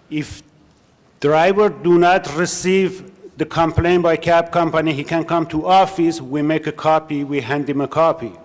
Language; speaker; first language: English; non-native, learner; Persian